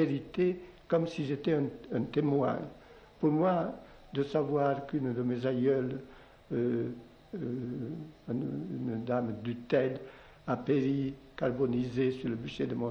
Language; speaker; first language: French; non-native, local second language; Occitan